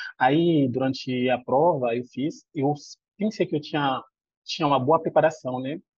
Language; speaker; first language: Portuguese; non-native, fluent; Haitian Creole